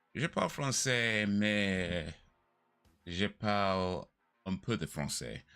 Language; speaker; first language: French; non-native, learner; English